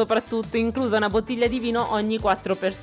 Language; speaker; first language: Italian; native; Italian